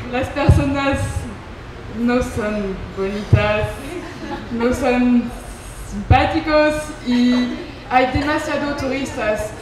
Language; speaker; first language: Spanish; non-native, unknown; French